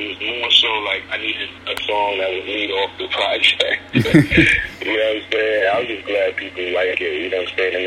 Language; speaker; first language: English; native; English